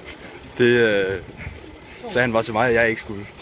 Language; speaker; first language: Danish; native; Danish